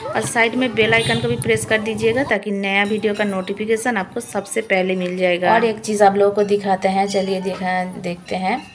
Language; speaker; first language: Hindi; non-native, local second language; Odia